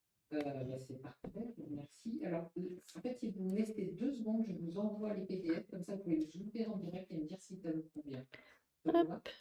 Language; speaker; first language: French; native; French